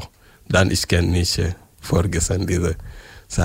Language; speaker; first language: German; non-native, learner; French